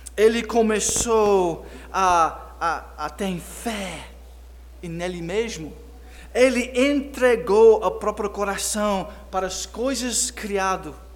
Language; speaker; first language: Portuguese; non-native, fluent; English